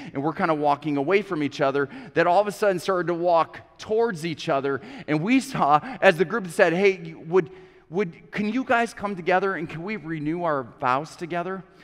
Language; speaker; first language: English; native; English